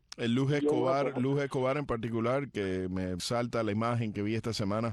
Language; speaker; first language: Spanish; early bilingual, heritage; Spanish